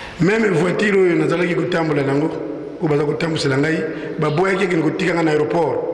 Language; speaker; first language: Lingala; native; Lingala